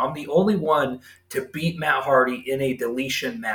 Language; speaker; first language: English; native; English